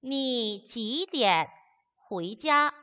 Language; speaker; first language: Chinese; non-native, fluent; Korean